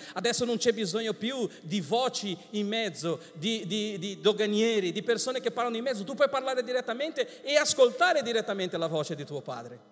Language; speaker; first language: Italian; non-native, fluent; Portuguese